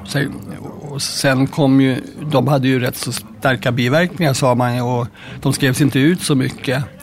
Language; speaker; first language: Swedish; native; Swedish